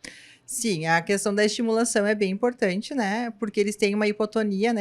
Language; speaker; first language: Portuguese; native; Portuguese